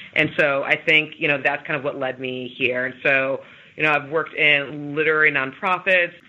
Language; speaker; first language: English; native; English